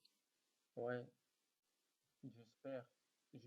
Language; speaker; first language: French; non-native, learner; Arabic